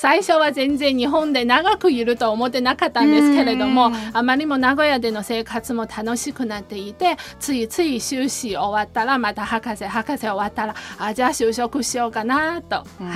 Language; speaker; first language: Japanese; non-native, fluent; Chinese